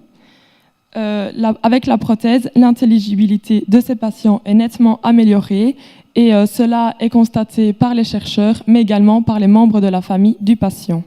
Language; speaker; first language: French; native; French